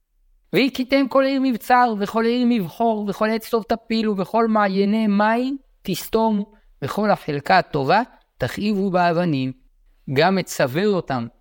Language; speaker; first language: Hebrew; native; Hebrew